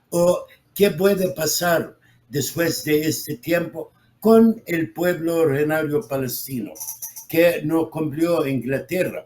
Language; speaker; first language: Spanish; non-native, fluent; Arabic